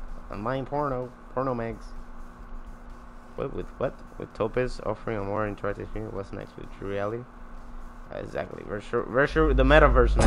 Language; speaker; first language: English; non-native, local second language; Spanish